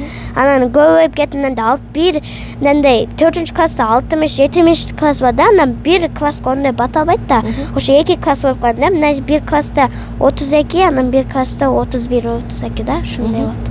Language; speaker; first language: Kyrgyz; early bilingual, heritage; Kyrgyz